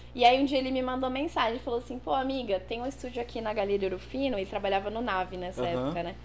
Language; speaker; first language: Portuguese; native; Portuguese